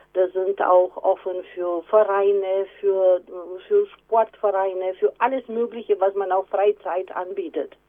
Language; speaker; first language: German; non-native, fluent; Romanian